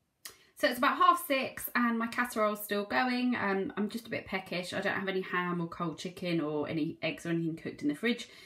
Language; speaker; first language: English; native; English